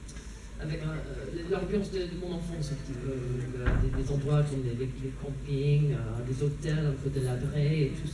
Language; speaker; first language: French; non-native, fluent; English